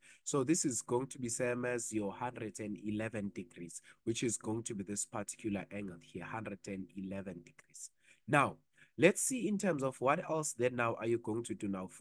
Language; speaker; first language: English; non-native, local second language; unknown